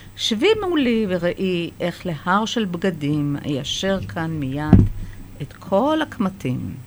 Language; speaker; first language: Hebrew; early bilingual, other home language; Persian